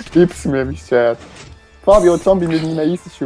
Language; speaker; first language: German; native; German